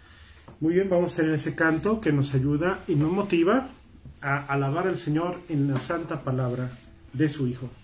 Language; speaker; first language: Spanish; native; Spanish